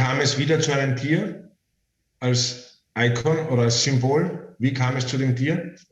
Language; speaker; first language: German; native; German